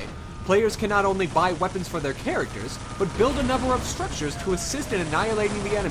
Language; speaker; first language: English; native; English